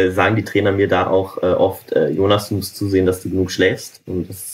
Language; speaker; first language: German; native; German